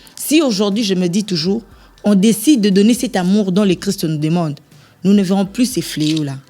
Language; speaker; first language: French; non-native, local second language; Lingala